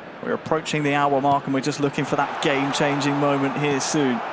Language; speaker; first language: English; native; English